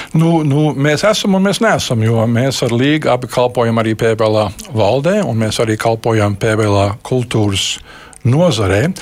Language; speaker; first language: Latvian; early bilingual, heritage; Latvian